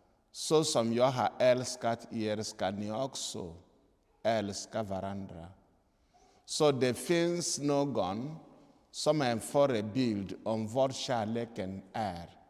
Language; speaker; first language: Swedish; non-native, fluent; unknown